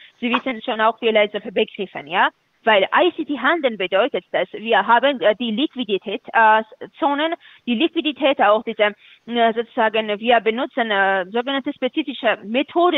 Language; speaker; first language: German; non-native, fluent; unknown